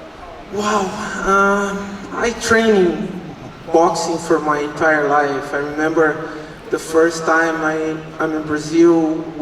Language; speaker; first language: English; non-native, learner; Portuguese